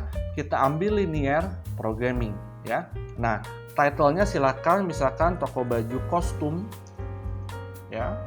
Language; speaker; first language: Indonesian; native; Indonesian